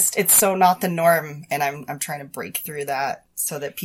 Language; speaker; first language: English; native; English